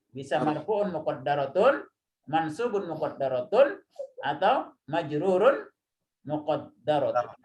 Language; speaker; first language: Arabic; non-native, fluent; Indonesian